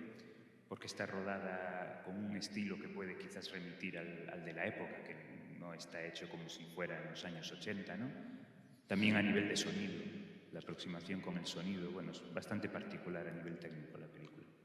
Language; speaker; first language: Spanish; native; Spanish